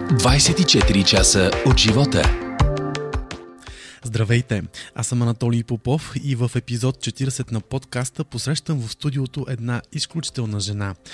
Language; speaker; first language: Bulgarian; native; Bulgarian